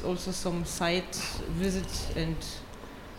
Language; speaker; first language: English; non-native, fluent; German